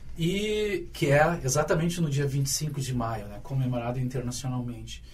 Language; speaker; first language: Portuguese; native; Portuguese